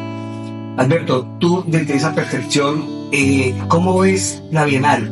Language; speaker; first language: Spanish; native; Spanish